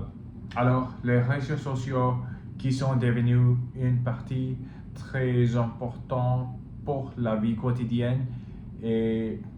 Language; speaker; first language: French; non-native, learner; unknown